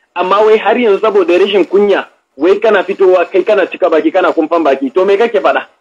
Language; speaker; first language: Hausa; non-native, local second language; Fula